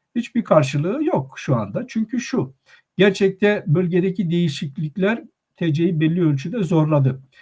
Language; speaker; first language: Turkish; non-native, local second language; Kurdish